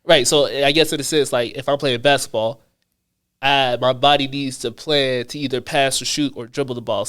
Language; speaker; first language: English; native; English